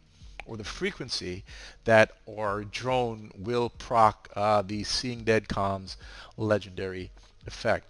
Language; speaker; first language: English; native; English